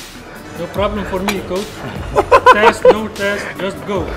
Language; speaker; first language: English; non-native, learner; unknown